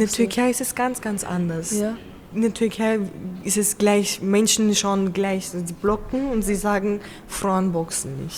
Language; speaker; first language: German; early bilingual, other home language; Turkish